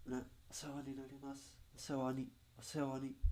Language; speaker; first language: Japanese; non-native, learner; English